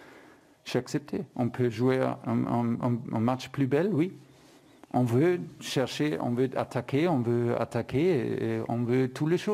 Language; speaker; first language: French; non-native, fluent; German